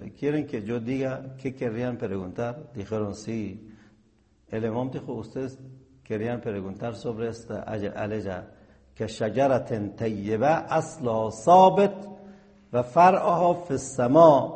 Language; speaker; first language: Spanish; non-native, fluent; Persian